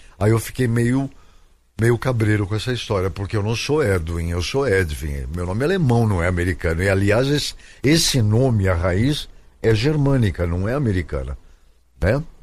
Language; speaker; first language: Portuguese; native; Portuguese